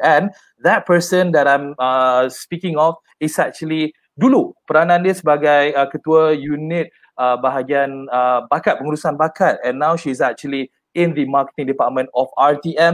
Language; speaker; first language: English; non-native, local second language; Malay